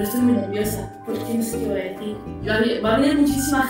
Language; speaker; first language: Spanish; early bilingual, other home language; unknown